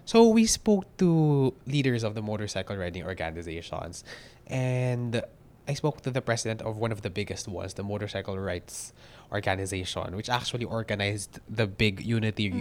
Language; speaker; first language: English; non-native, local second language; Filipino